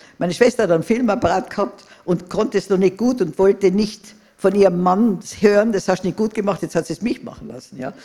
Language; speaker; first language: German; native; German